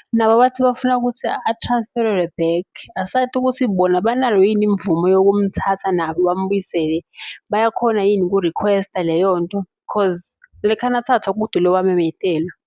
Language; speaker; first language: Zulu; non-native, local second language; Swati